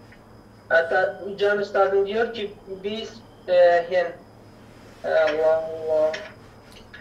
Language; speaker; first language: Turkish; non-native, learner; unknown